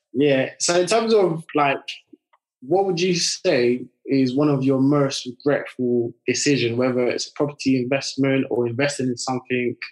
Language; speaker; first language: English; early bilingual, other home language; French